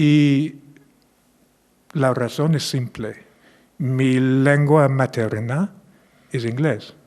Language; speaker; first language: Spanish; non-native, fluent; English